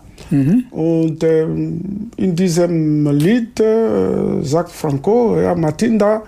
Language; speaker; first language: German; non-native, fluent; Lingala